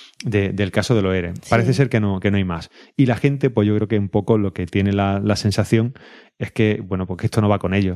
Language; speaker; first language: Spanish; native; Spanish